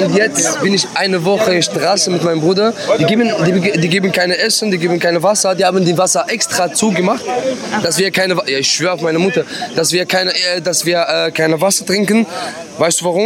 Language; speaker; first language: German; non-native, learner; Arabic